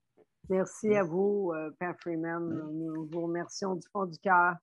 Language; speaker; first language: French; native; French